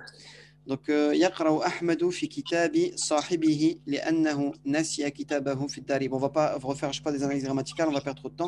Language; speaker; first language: French; native; French